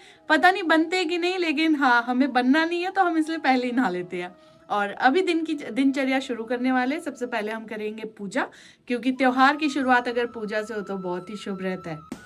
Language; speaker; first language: Hindi; native; Hindi